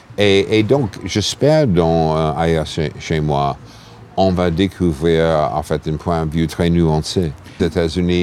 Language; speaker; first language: French; non-native, fluent; English